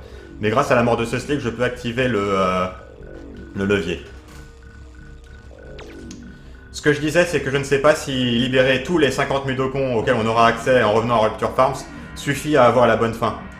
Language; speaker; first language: French; native; French